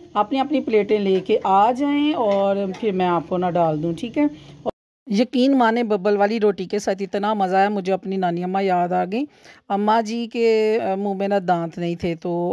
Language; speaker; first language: Urdu; non-native, local second language; Punjabi